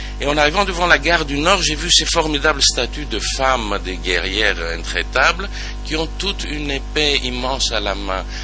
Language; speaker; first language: French; non-native, fluent; Greek